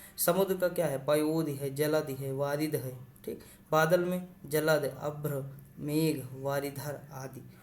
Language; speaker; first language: Hindi; native; Hindi